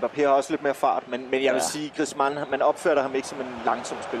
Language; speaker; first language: Danish; native; Danish